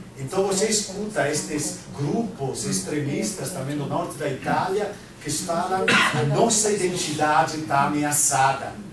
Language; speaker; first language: Portuguese; non-native, fluent; Italian